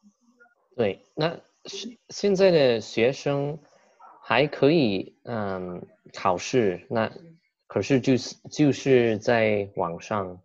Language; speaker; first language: Chinese; non-native, fluent; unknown